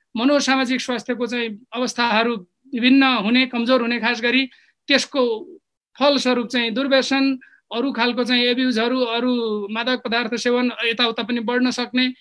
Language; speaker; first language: Nepali; non-native, local second language; Eastern Tamang